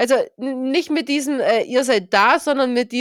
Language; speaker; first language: German; native; German